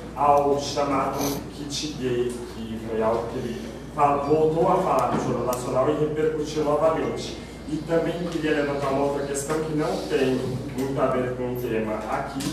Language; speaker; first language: Portuguese; native; Portuguese